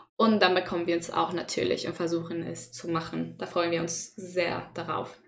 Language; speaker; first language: German; non-native, fluent; Spanish